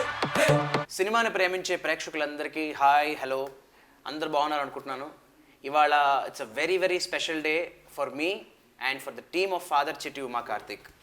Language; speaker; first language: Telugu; native; Telugu